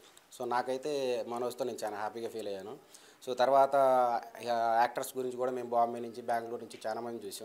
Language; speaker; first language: Telugu; native; Telugu